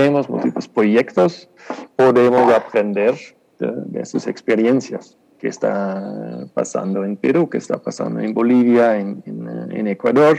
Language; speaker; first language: Spanish; non-native, fluent; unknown